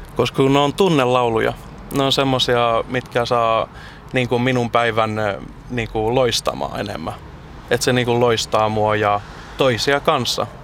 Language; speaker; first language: Finnish; early bilingual, heritage; Finnish